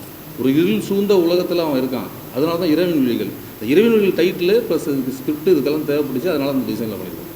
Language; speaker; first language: Tamil; native; Tamil